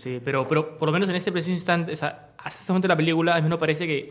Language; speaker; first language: Spanish; native; Spanish